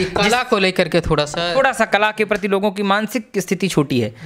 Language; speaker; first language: Hindi; native; Hindi